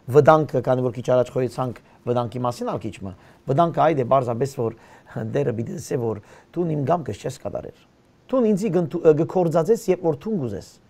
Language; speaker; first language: Armenian; early bilingual, heritage; Armenian